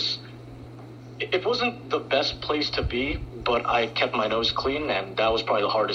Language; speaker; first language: English; early bilingual, other home language; Filipino